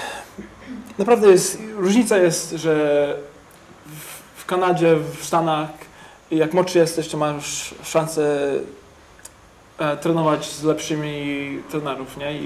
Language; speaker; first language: Polish; early bilingual, heritage; English